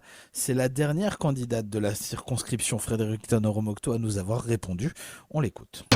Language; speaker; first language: French; native; French